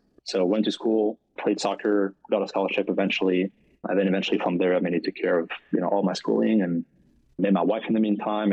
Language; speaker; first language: English; non-native, fluent; French